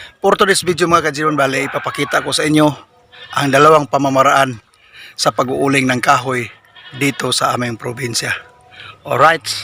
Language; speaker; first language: Filipino; non-native, local second language; Cebuano